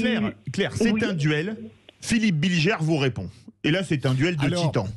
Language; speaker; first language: French; native; French